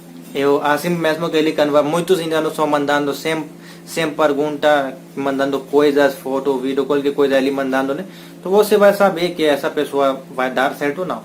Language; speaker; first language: Portuguese; non-native, learner; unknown